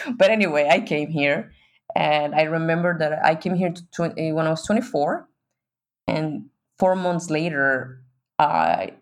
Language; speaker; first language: English; non-native, fluent; Spanish